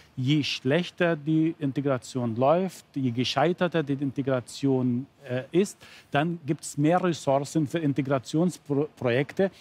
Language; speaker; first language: German; non-native, fluent; Arabic